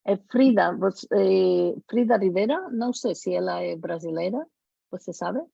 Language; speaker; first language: Portuguese; non-native, learner; Spanish